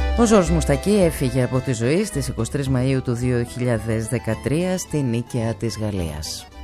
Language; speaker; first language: Greek; native; Greek